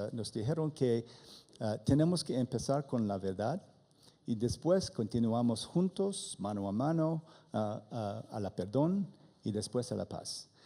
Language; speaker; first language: Spanish; non-native, learner; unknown